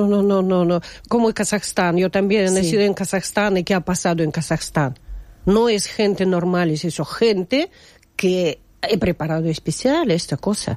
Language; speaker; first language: Spanish; non-native, learner; Russian